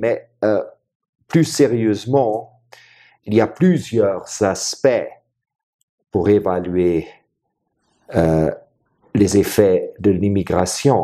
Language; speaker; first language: French; non-native, fluent; German